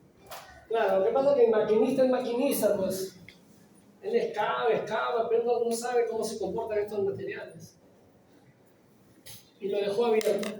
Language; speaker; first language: Spanish; native; Spanish